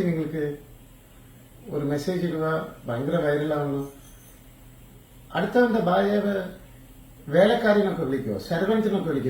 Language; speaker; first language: Malayalam; non-native, fluent; Tamil